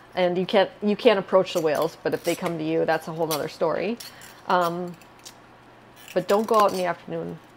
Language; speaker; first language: English; native; English